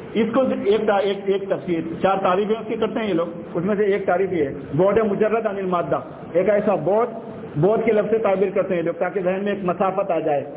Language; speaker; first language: Urdu; native; Urdu